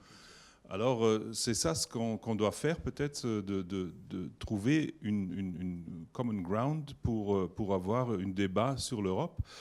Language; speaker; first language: French; non-native, learner; German